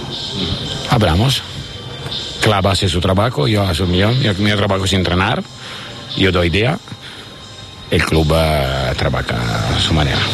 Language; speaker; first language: Spanish; non-native, learner; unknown